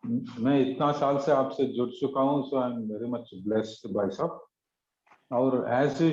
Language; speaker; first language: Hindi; non-native, local second language; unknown